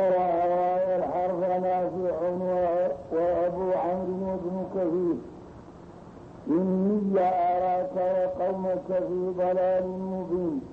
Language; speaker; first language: Arabic; native; Arabic